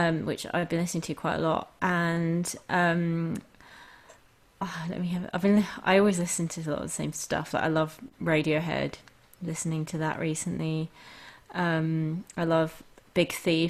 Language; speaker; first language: English; native; English